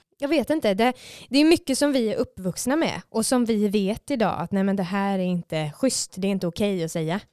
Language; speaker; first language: Swedish; native; Swedish